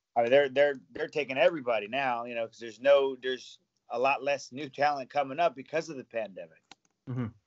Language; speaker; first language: English; native; English